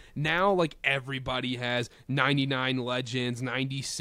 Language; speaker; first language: English; native; English